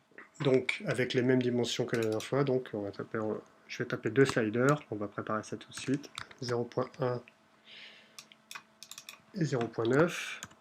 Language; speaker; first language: French; native; French